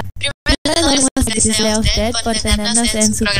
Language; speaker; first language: Spanish; non-native, learner; Korean